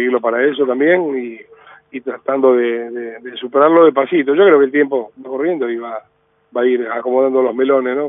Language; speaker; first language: Spanish; native; Spanish